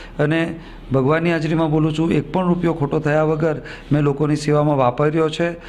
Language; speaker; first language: Gujarati; native; Gujarati